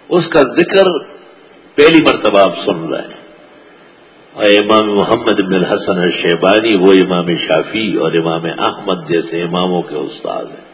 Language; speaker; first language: Urdu; non-native, local second language; Pashto